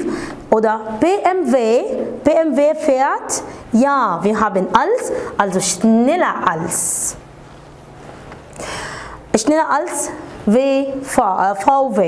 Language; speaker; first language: German; non-native, fluent; Arabic